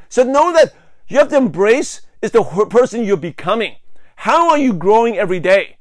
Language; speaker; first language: English; native; English